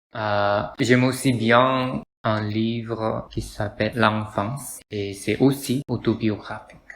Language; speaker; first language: French; non-native, learner; Korean